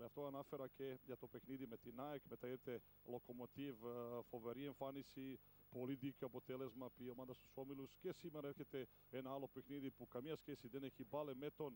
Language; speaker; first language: Greek; non-native, fluent; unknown